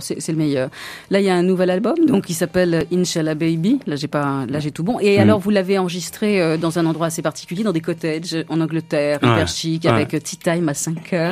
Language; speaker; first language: French; native; French